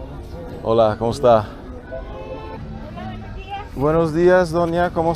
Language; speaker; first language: Spanish; non-native, fluent; English